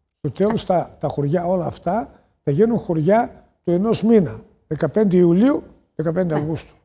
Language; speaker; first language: Greek; native; Greek